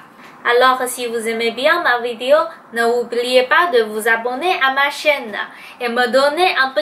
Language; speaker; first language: French; non-native, fluent; Chinese